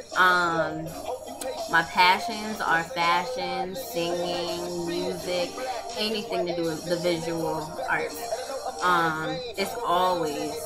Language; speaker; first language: English; native; English